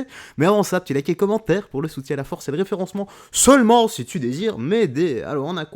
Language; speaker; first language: French; native; French